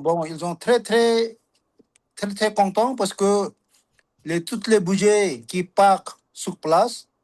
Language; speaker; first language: French; non-native, learner; Sherpa